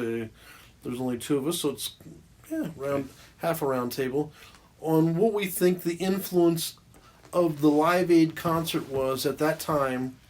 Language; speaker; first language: English; native; English